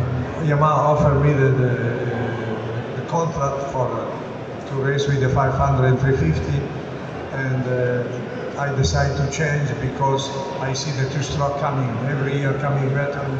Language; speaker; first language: English; non-native, learner; Italian